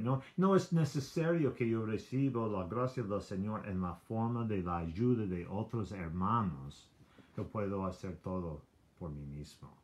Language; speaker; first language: Spanish; non-native, learner; English